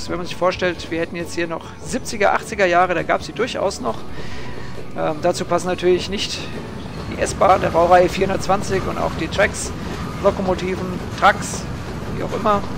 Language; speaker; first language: German; native; German